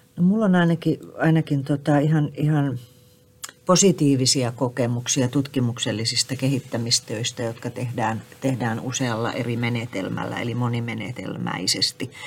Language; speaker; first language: Finnish; native; Finnish